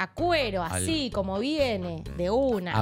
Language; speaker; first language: Spanish; native; Spanish